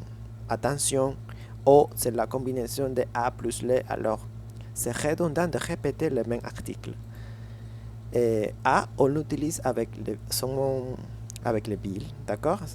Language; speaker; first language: French; non-native, fluent; Spanish